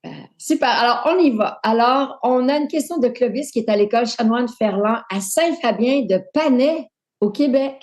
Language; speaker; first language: French; native; French